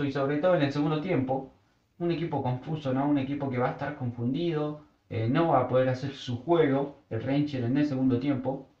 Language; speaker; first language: Spanish; native; Spanish